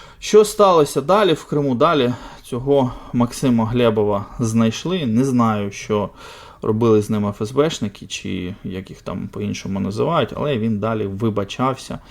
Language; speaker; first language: Ukrainian; non-native, local second language; Russian